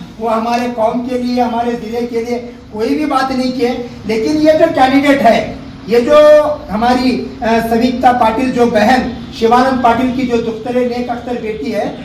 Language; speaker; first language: Hindi; non-native, local second language; Urdu